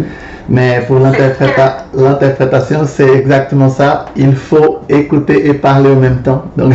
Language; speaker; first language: French; non-native, fluent; Portuguese